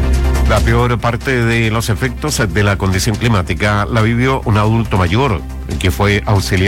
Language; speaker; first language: Spanish; native; Spanish